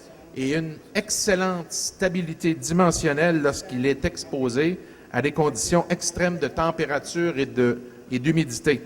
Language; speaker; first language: French; native; French